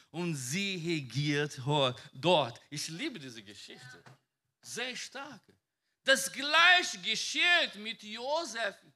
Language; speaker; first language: German; non-native, fluent; Portuguese